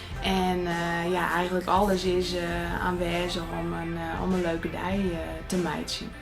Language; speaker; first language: Dutch; non-native, local second language; Western Frisian